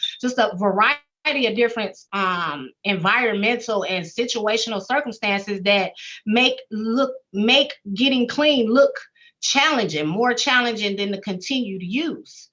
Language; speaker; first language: English; native; English